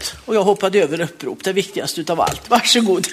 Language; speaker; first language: Swedish; native; Swedish